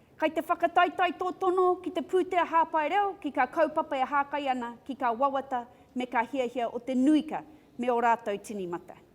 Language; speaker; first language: Māori; non-native, local second language; English